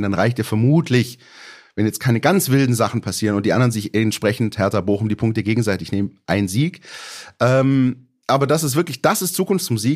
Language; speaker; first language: German; native; German